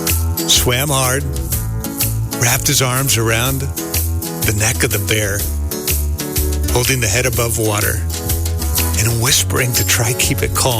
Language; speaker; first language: English; native; English